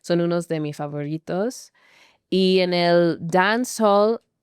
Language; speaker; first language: Spanish; non-native, fluent; English